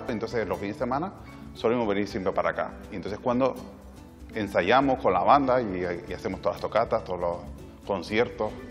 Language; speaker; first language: Spanish; native; Spanish